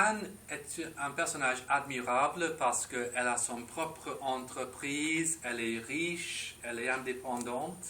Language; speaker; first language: French; non-native, fluent; English